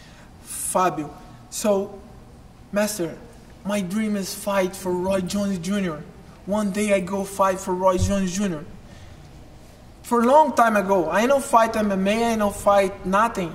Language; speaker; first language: English; non-native, learner; Portuguese